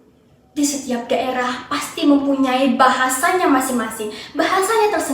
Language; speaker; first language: Indonesian; native; Indonesian